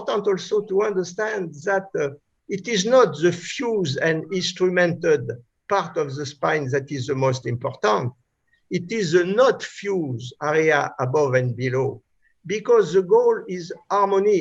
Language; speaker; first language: English; non-native, fluent; French